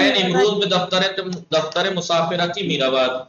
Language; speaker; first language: Persian; non-native, fluent; Urdu